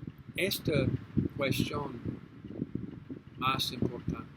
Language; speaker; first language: Spanish; non-native, learner; English